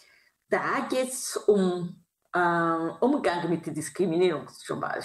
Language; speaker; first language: German; non-native, fluent; Kinyarwanda